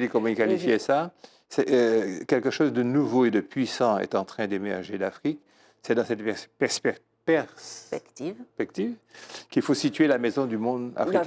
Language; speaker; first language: French; native; French